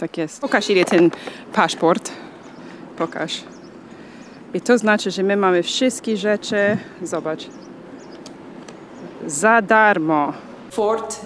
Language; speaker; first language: Polish; early bilingual, heritage; English